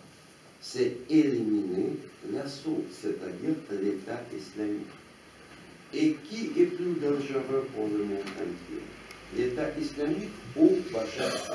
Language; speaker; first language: French; non-native, fluent; Russian